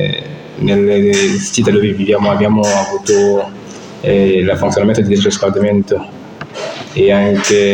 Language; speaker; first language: Italian; non-native, learner; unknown